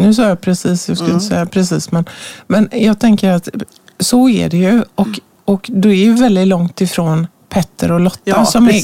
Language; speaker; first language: Swedish; native; Swedish